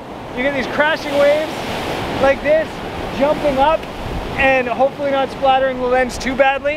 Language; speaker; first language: English; native; English